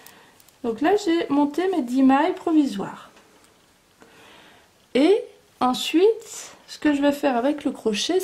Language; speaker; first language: French; native; French